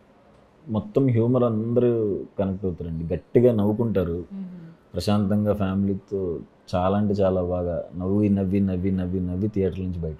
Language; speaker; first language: Telugu; native; Telugu